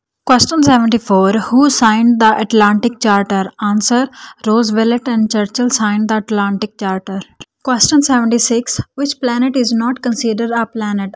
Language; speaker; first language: English; non-native, local second language; Urdu